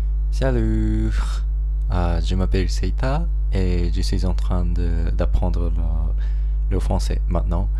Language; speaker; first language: French; non-native, learner; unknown